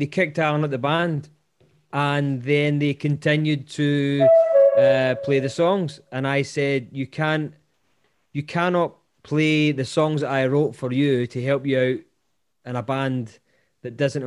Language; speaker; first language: English; native; English